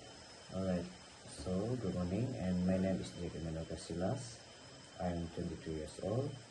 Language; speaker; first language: English; non-native, learner; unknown